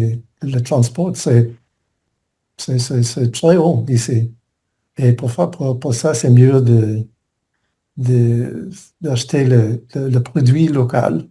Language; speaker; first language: French; non-native, learner; English